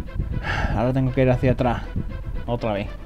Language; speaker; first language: Spanish; native; Spanish